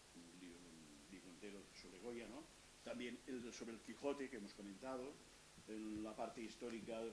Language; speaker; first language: Spanish; non-native, local second language; Catalan